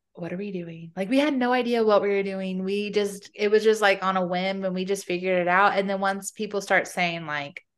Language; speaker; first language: English; native; English